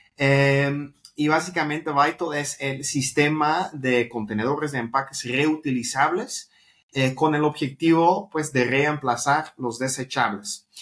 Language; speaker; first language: Spanish; non-native, fluent; Dutch